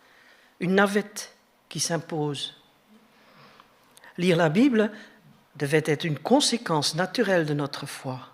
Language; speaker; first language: French; native; French